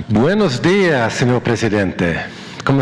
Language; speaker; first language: Spanish; non-native, fluent; Swedish